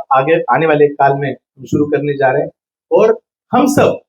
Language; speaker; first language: Hindi; non-native, local second language; Marathi